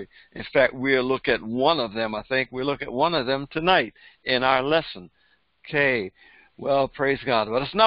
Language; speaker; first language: English; native; English